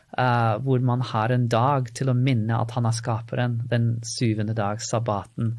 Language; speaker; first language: Norwegian; non-native, fluent; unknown